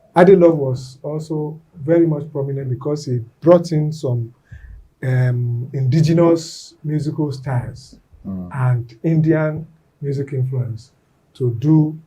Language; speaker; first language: English; non-native, local second language; Yoruba